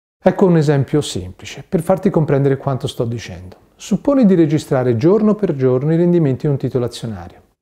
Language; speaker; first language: Italian; native; Italian